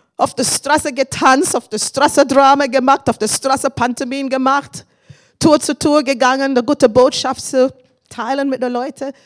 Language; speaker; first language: German; non-native, fluent; English